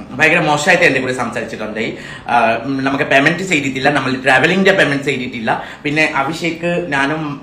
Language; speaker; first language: Malayalam; non-native, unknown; Assamese